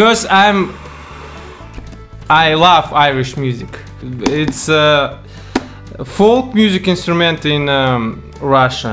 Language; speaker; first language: English; non-native, learner; Russian